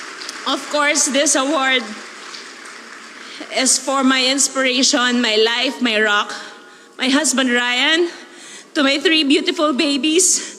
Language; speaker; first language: English; non-native, local second language; Filipino